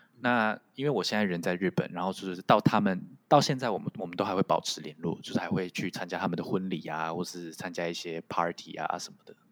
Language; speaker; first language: Chinese; non-native, local second language; Min Nan Chinese